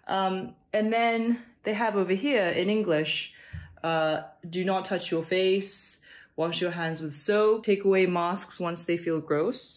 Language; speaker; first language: English; non-native, local second language; Cantonese